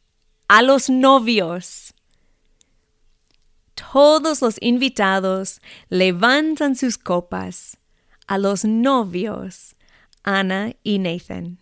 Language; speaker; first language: Spanish; non-native, fluent; English